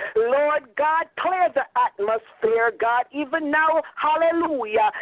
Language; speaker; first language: English; native; English